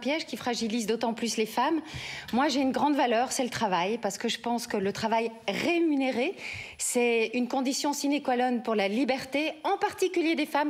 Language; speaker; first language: French; native; French